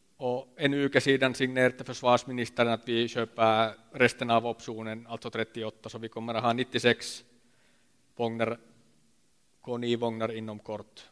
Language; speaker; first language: Swedish; non-native, local second language; Finnish